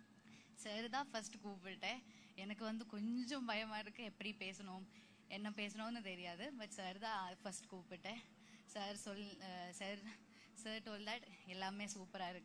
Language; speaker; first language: Tamil; non-native, learner; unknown